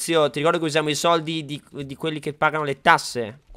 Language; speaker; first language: Italian; native; Italian